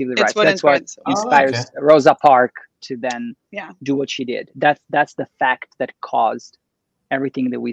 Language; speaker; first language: English; non-native, fluent; Italian